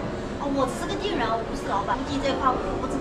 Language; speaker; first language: Chinese; native; Chinese